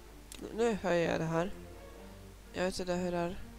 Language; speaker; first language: Swedish; native; Swedish